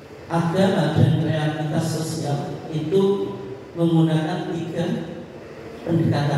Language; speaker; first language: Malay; non-native, local second language; Javanese